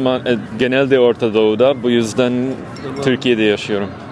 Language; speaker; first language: Turkish; non-native, learner; English